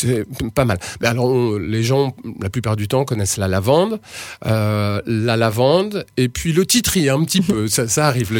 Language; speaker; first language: French; native; French